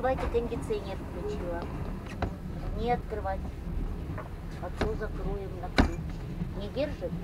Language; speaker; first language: Russian; native; Russian